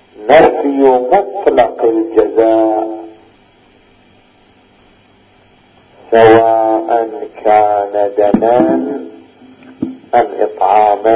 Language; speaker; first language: Arabic; native; Arabic